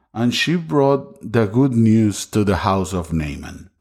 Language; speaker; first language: English; non-native, fluent; Spanish